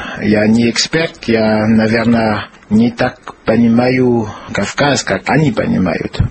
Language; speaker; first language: Russian; non-native, learner; French